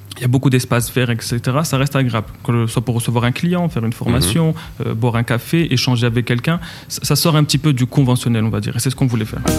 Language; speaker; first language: French; non-native, local second language; Arabic